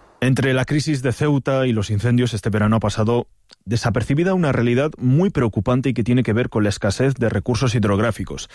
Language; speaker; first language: Spanish; native; Spanish